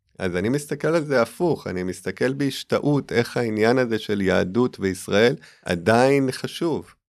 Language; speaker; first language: Hebrew; native; Hebrew